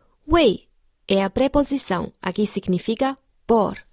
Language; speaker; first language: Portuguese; non-native, fluent; Chinese